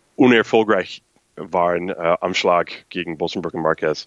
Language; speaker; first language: German; non-native, fluent; English